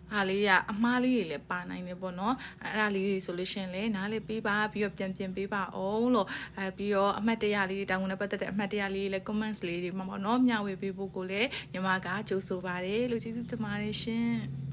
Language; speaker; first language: Burmese; native; Burmese